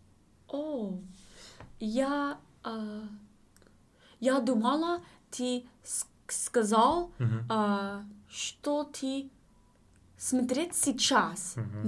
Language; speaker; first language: Russian; non-native, learner; English